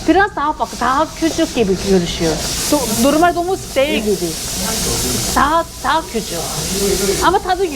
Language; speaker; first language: Turkish; non-native, learner; Korean